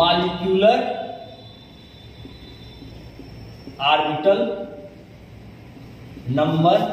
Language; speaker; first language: Hindi; native; Hindi